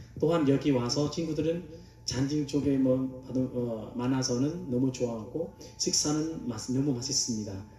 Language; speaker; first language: Korean; non-native, learner; Vietnamese